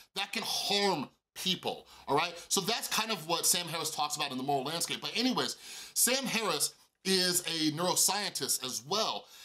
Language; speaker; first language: English; native; English